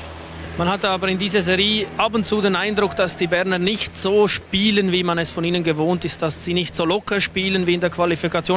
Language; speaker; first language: German; native; German